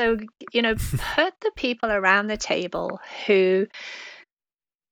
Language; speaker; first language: English; native; English